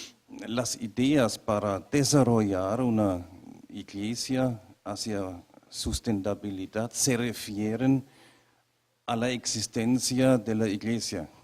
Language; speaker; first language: Spanish; non-native, fluent; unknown